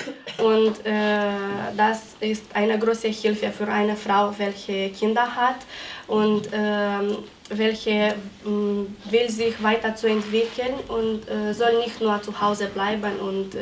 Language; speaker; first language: German; non-native, fluent; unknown